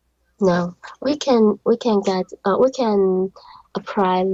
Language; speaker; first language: English; non-native, learner; Chinese